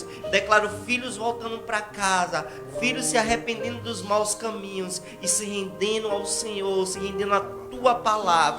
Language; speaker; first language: Portuguese; native; Portuguese